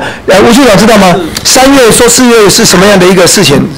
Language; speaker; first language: Chinese; native; Chinese